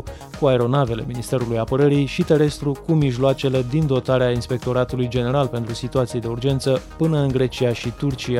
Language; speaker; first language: Romanian; native; Romanian